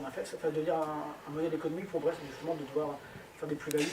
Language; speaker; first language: French; native; French